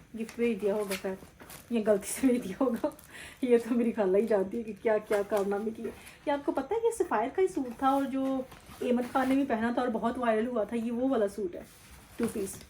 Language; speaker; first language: Urdu; native; Urdu